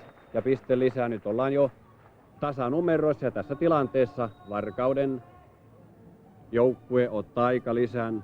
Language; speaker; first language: Finnish; native; Finnish